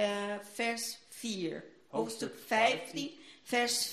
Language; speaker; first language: Dutch; non-native, fluent; Portuguese